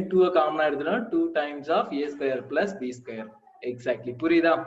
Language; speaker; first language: Tamil; native; Tamil